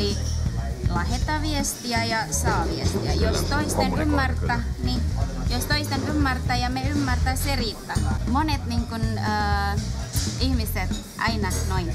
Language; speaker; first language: Finnish; non-native, learner; Indonesian